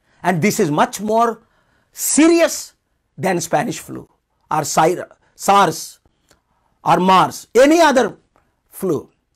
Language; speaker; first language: English; non-native, local second language; Telugu